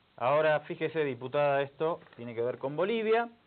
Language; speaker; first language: Spanish; native; Spanish